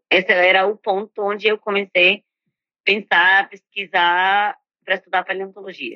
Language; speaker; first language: Portuguese; non-native, fluent; Arabic